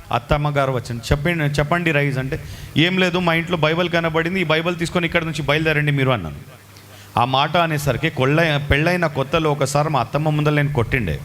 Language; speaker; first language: Telugu; non-native, local second language; Urdu